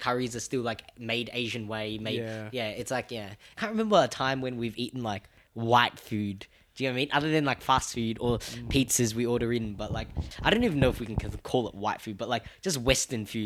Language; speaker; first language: English; non-native, local second language; Vietnamese